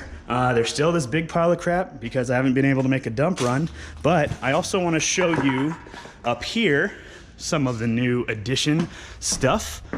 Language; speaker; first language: English; native; English